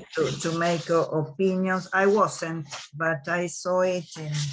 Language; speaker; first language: English; non-native, learner; Spanish